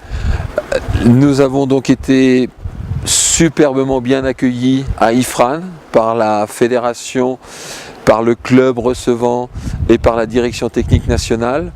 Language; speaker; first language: French; native; French